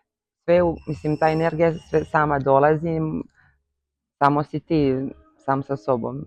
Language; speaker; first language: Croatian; early bilingual, heritage; Croatian